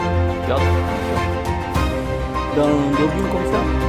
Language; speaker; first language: French; non-native, learner; Japanese